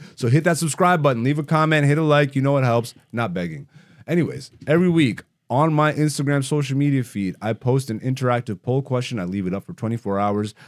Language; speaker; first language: English; native; English